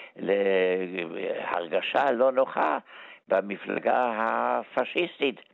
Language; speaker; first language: Hebrew; early bilingual, other home language; German